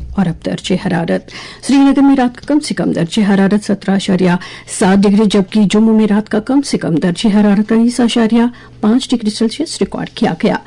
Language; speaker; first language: Urdu; non-native, local second language; Kashmiri